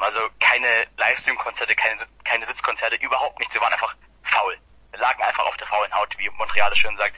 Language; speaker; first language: German; native; German